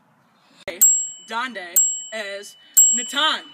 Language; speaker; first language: Spanish; non-native, learner; English